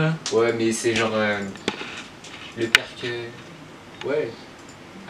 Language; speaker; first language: French; native; French